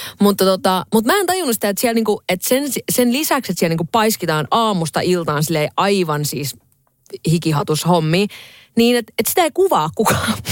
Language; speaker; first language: Finnish; native; Finnish